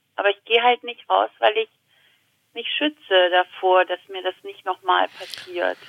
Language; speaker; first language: German; early bilingual, other home language; Italian